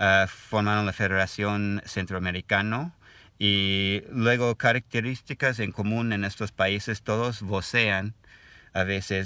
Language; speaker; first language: Spanish; non-native, learner; English